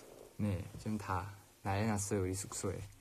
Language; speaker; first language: Korean; non-native, fluent; Thai